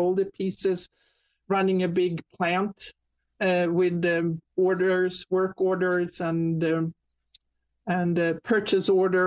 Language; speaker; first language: English; non-native, fluent; Swedish